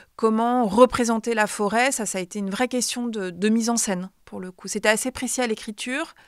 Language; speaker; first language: French; native; French